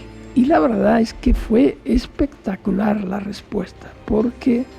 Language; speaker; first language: Spanish; native; Spanish